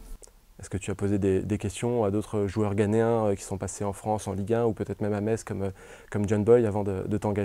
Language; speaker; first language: French; native; French